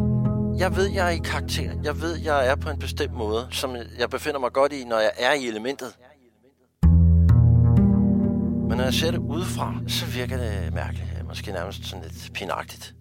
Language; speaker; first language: Danish; native; Danish